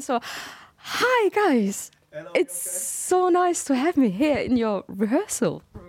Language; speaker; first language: English; non-native, fluent; German